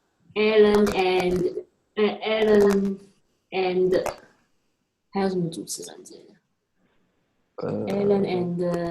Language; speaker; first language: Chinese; native; Chinese